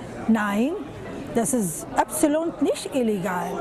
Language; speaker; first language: German; non-native, fluent; Arabic